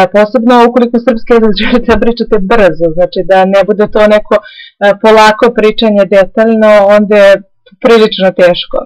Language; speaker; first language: Serbian; native; Serbian